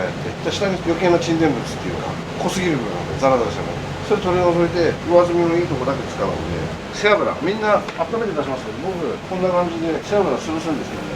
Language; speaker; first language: Japanese; native; Japanese